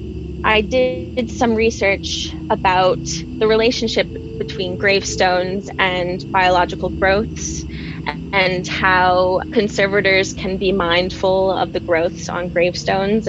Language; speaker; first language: English; native; English